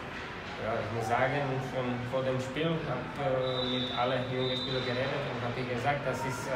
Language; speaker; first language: German; non-native, fluent; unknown